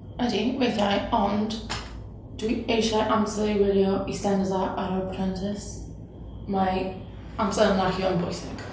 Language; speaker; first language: Welsh; non-native, learner; English